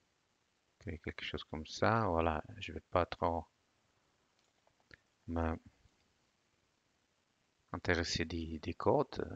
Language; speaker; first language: French; non-native, fluent; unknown